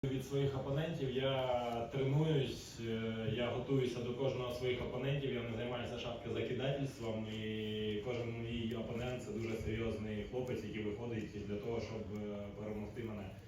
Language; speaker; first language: Ukrainian; non-native, local second language; Russian